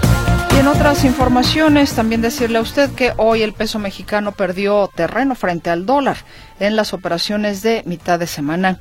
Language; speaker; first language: Spanish; native; Spanish